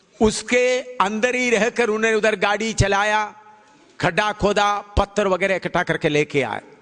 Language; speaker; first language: Hindi; non-native, local second language; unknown